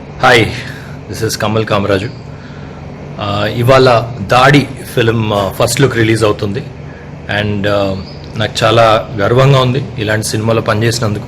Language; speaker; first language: Telugu; native; Telugu